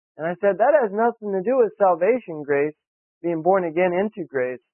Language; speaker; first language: English; native; English